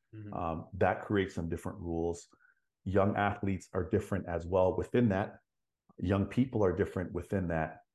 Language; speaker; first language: English; native; English